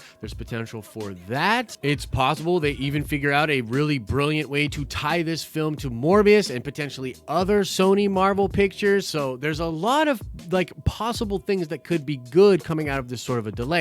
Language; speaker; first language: English; native; English